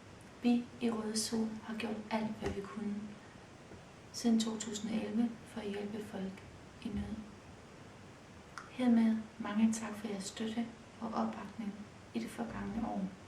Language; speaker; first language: Danish; early bilingual, other home language; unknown